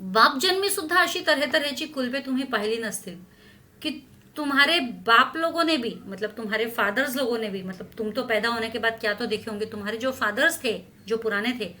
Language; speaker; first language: Hindi; non-native, local second language; Marathi